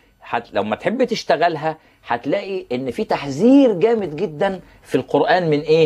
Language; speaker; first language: Arabic; native; Arabic